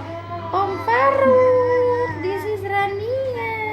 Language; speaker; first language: English; non-native, fluent; Indonesian